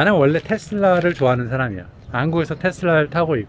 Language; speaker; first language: Korean; native; Korean